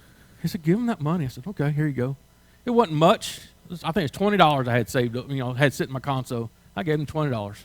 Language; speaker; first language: English; native; English